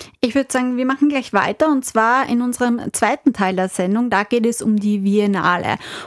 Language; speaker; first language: German; native; German